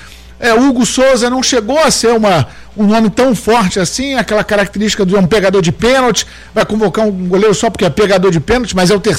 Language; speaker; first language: Portuguese; native; Portuguese